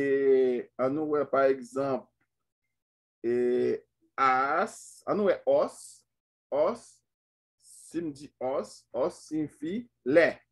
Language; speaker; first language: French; non-native, local second language; Haitian Creole